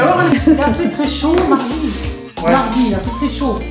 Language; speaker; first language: French; native; French